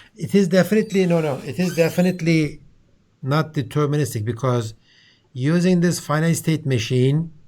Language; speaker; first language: English; non-native, fluent; Turkish